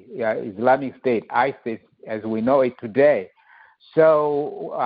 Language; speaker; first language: English; non-native, fluent; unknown